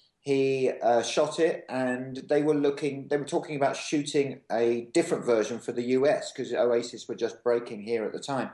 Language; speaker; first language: English; native; English